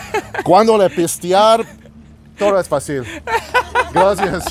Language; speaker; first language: Spanish; non-native, learner; English